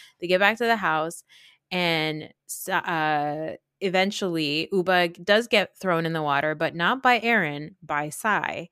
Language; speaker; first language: English; early bilingual, other home language; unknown